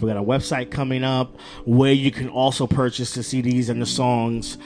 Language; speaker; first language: English; early bilingual, other home language; Spanish